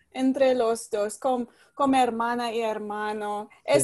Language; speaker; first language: Spanish; non-native, learner; English